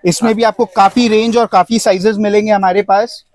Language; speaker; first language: Hindi; non-native, local second language; Bangla